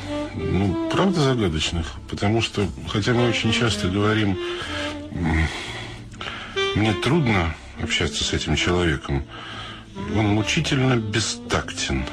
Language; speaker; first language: Russian; native; Russian